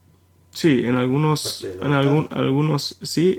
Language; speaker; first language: Spanish; non-native, fluent; German